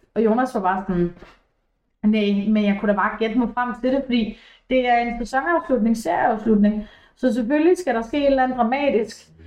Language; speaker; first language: Danish; early bilingual, other home language; English